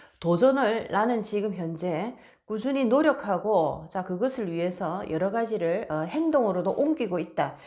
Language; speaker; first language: Korean; native; Korean